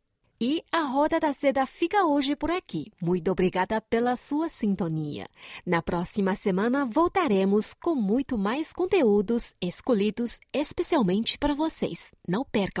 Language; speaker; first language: Portuguese; non-native, fluent; Chinese